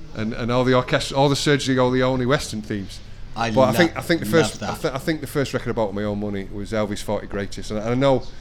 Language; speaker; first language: English; native; English